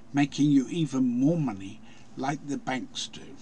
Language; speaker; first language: English; native; English